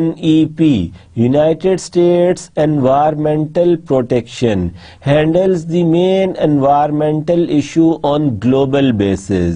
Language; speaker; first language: English; non-native, local second language; Urdu